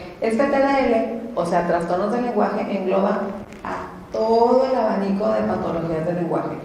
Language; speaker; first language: Spanish; native; Spanish